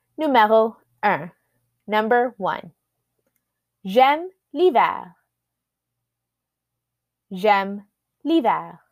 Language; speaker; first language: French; non-native, fluent; English